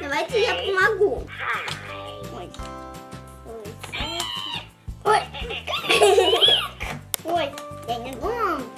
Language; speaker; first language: Russian; early bilingual, heritage; Russian